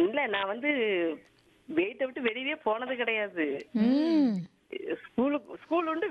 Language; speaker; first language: Tamil; native; Tamil